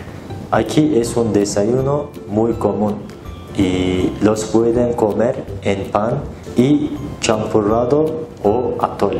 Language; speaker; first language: Spanish; non-native, learner; Turkish